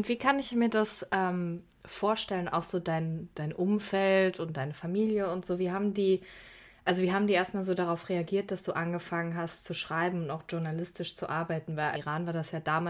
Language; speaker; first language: German; early bilingual, other home language; Persian